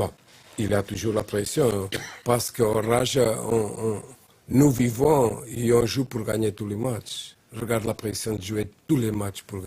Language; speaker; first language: French; non-native, learner; Portuguese